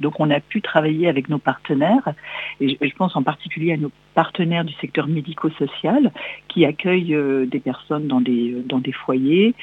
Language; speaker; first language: French; native; French